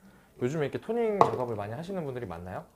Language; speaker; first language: Korean; native; Korean